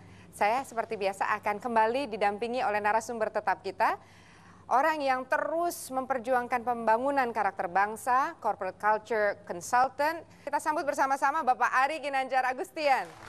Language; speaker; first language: Indonesian; native; Indonesian